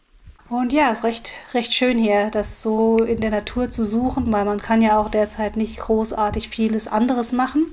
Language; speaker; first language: German; native; German